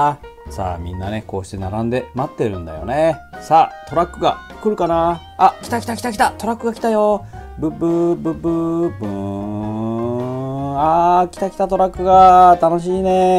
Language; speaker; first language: Japanese; native; Japanese